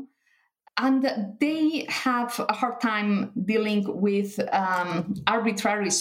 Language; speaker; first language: English; non-native, fluent; Catalan